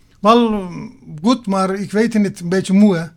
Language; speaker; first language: Dutch; non-native, learner; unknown